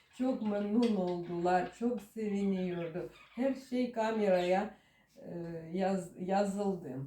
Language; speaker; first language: Turkish; non-native, learner; Russian